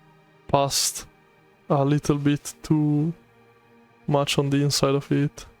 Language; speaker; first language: English; non-native, fluent; Italian